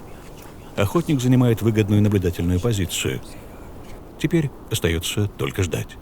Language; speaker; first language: Russian; native; Russian